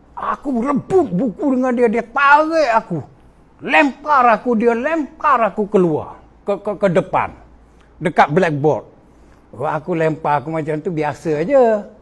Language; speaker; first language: Malay; non-native, local second language; Min Nan Chinese